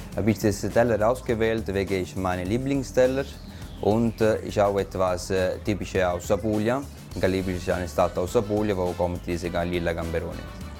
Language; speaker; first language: German; non-native, learner; Italian